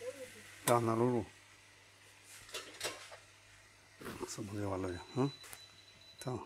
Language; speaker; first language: Russian; non-native, learner; Chinese